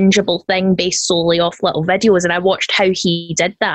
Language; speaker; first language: English; native; English